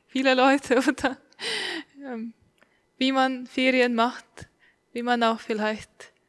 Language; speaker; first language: German; non-native, fluent; Estonian